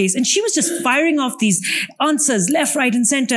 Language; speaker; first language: English; non-native, local second language; Urdu